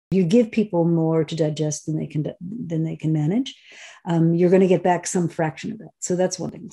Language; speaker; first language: English; native; English